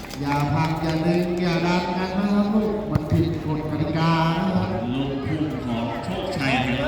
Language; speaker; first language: Thai; native; Thai